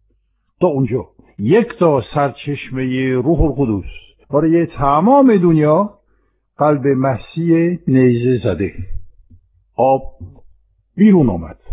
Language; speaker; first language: Persian; non-native, fluent; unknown